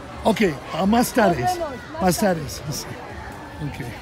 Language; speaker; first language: Spanish; non-native, learner; English